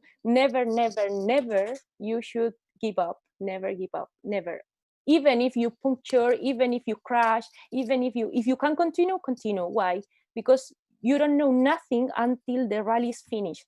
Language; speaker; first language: English; non-native, learner; Spanish